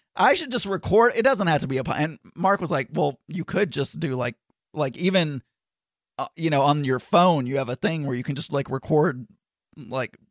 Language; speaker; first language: English; non-native, local second language; Filipino